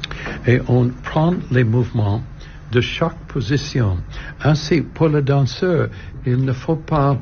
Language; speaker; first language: French; non-native, learner; English